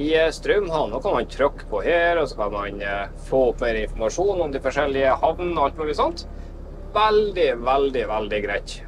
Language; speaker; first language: Norwegian; native; Norwegian